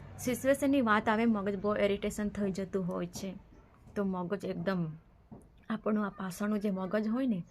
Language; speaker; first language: Gujarati; non-native, local second language; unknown